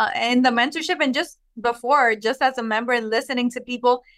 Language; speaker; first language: English; non-native, local second language; Spanish